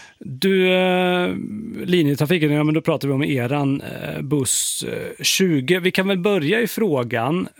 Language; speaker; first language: Swedish; native; Swedish